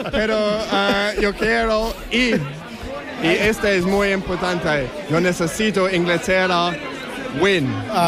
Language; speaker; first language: Spanish; non-native, learner; English